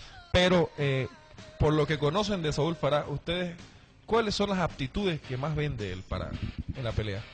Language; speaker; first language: Spanish; native; Spanish